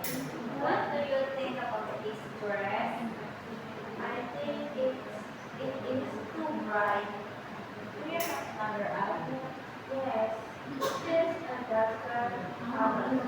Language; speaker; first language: English; non-native, learner; Indonesian